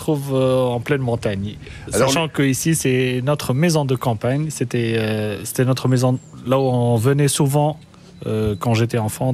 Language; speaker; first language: French; non-native, local second language; Arabic